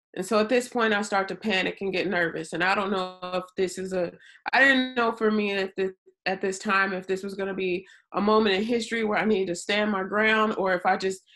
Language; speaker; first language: English; native; English